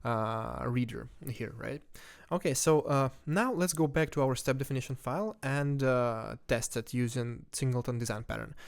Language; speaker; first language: English; non-native, fluent; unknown